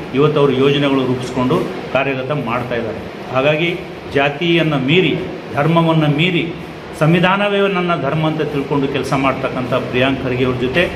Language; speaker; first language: Kannada; non-native, local second language; Lambadi